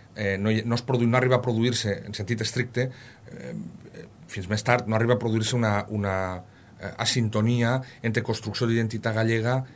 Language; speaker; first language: Catalan; native; Catalan